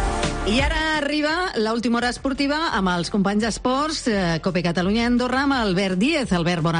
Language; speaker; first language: Catalan; native; Catalan